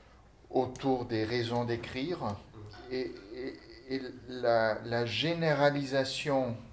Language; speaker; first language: French; non-native, fluent; Portuguese